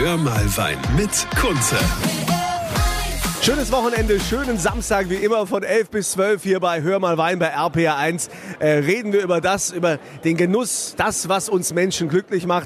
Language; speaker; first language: German; native; German